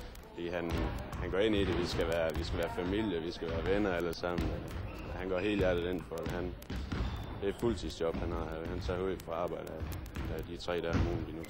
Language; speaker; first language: Danish; native; Danish